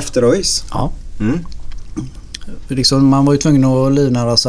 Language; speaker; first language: Swedish; native; Swedish